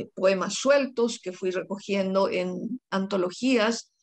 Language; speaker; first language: Spanish; non-native, local second language; Guarani